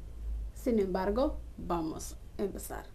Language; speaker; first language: Spanish; non-native, learner; Somali